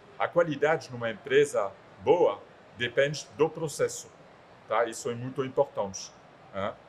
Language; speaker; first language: Portuguese; non-native, fluent; French